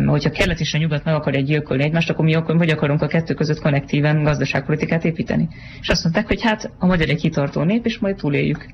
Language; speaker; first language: Hungarian; native; Hungarian